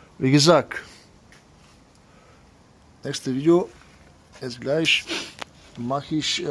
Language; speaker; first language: German; non-native, learner; Bulgarian